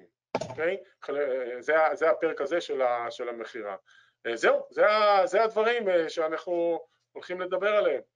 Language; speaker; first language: Hebrew; native; Hebrew